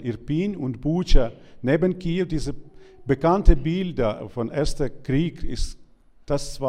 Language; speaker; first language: German; non-native, learner; Ukrainian